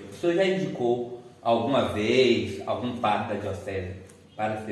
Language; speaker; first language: Portuguese; native; Portuguese